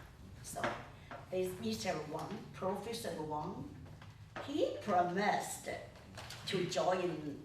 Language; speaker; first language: English; non-native, learner; Chinese